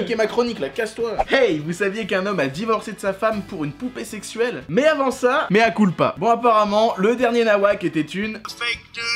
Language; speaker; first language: French; native; French